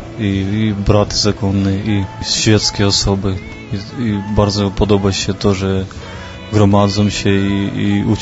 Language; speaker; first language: Polish; non-native, learner; Ukrainian